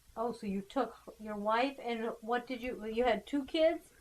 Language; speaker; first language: English; native; English